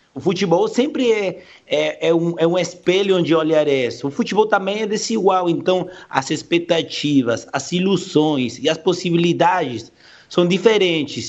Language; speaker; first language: Portuguese; non-native, fluent; Spanish